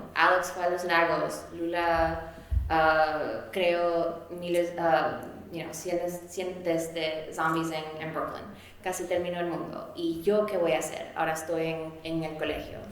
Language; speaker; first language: Spanish; early bilingual, heritage; Spanish